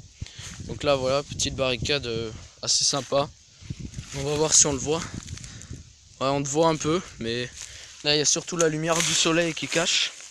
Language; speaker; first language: French; native; French